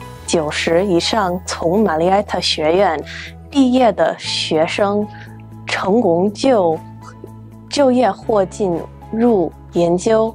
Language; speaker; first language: Chinese; non-native, fluent; English